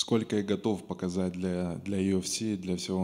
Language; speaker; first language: Russian; non-native, local second language; Romanian